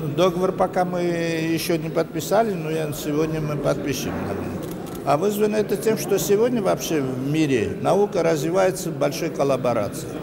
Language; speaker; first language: Russian; non-native, fluent; Armenian